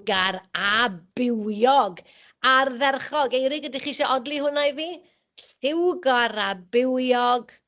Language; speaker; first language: Welsh; native; Welsh